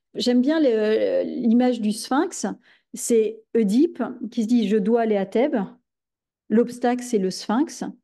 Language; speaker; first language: French; native; French